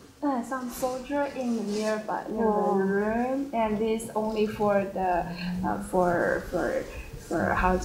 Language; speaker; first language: English; non-native, learner; Japanese